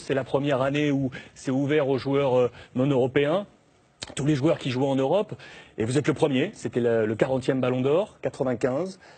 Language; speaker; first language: French; native; French